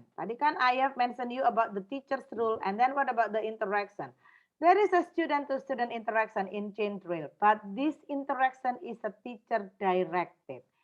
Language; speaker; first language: English; non-native, fluent; Indonesian